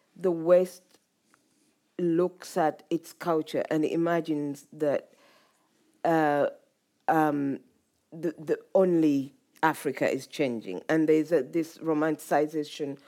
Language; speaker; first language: English; non-native, local second language; Ganda